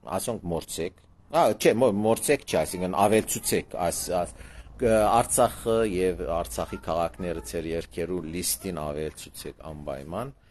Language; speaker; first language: Armenian; early bilingual, heritage; Armenian